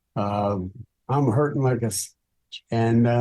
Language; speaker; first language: English; native; English